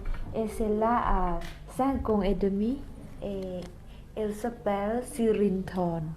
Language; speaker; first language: French; non-native, fluent; Thai